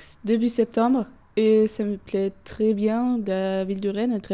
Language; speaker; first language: French; non-native, fluent; German